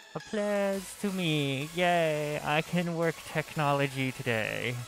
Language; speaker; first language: English; native; English